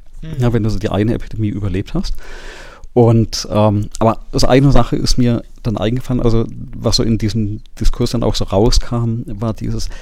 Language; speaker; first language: German; native; German